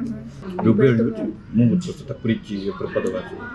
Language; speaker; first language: Russian; non-native, fluent; Korean